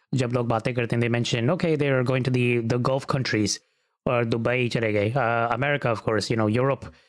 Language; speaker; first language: English; early bilingual, other home language; Urdu